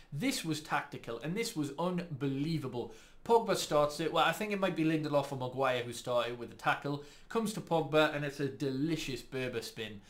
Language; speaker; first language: English; native; English